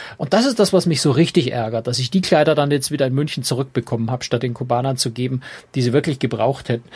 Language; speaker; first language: German; native; German